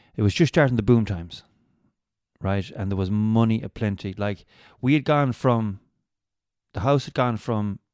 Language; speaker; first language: English; native; English